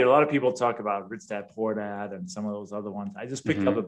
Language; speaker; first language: English; non-native, fluent; Danish